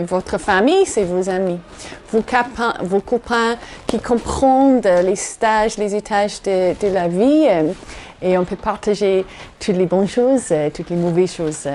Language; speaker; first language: French; non-native, fluent; English